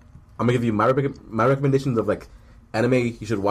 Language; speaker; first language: English; early bilingual, other home language; Spanish